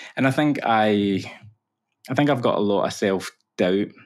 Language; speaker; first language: English; native; English